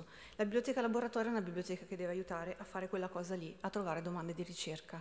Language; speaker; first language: Italian; native; Italian